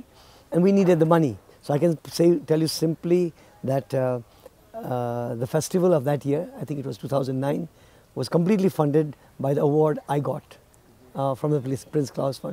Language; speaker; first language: English; non-native, local second language; Nepali